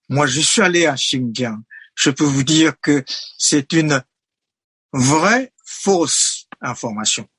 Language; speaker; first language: French; non-native, fluent; Chinese